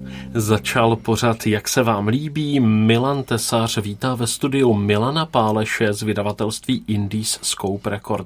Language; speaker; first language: Czech; native; Czech